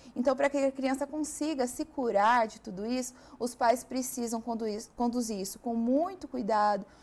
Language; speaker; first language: Portuguese; native; Portuguese